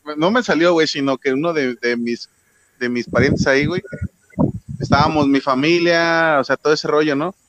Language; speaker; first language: Spanish; native; Spanish